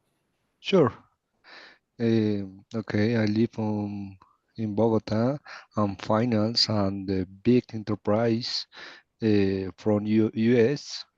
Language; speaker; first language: English; non-native, learner; Spanish